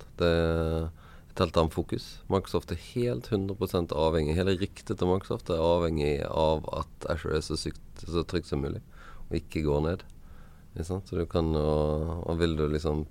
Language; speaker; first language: Norwegian; native; Norwegian